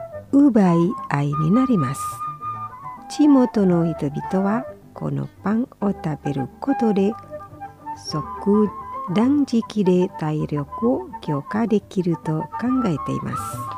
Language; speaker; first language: Japanese; non-native, fluent; Indonesian